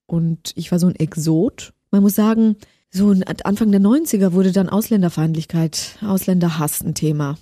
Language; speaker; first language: German; early bilingual, other home language; Polish